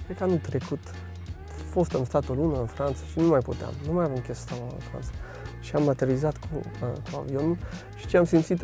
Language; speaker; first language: Romanian; non-native, fluent; French